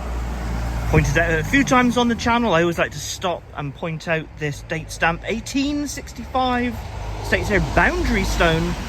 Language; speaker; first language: English; native; English